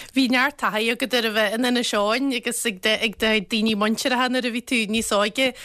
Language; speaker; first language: Irish; native; Irish